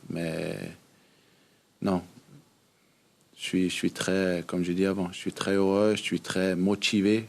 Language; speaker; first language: French; early bilingual, heritage; Danish